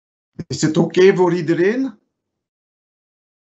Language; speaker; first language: Dutch; non-native, local second language; French